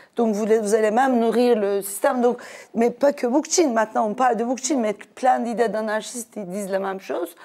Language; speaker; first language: French; non-native, fluent; Turkish